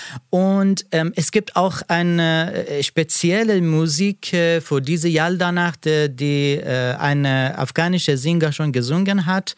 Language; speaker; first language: German; non-native, learner; Persian